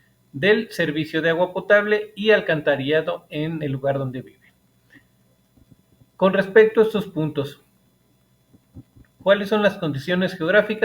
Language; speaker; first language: Spanish; native; Spanish